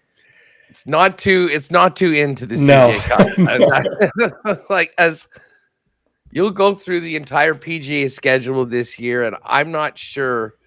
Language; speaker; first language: English; native; English